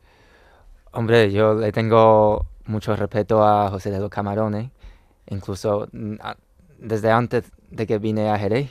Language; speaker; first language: Spanish; non-native, fluent; Chinese